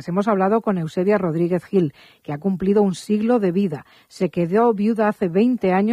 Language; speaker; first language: Spanish; native; Spanish